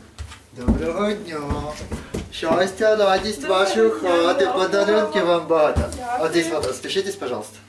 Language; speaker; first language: Russian; native; Russian